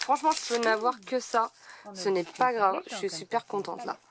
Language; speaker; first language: French; native; French